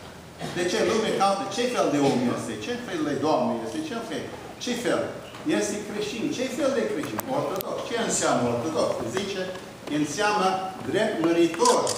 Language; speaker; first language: Romanian; early bilingual, heritage; Romanian